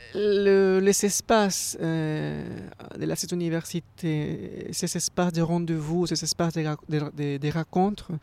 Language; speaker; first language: French; non-native, fluent; Spanish